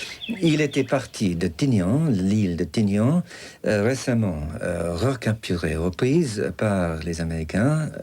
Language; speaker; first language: French; non-native, fluent; English